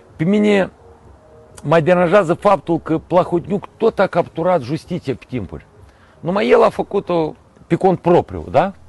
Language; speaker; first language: Romanian; non-native, local second language; Russian